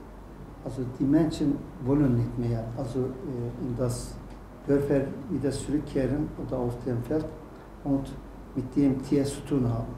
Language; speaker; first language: German; non-native, learner; Turkish